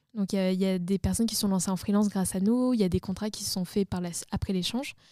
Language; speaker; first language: French; native; French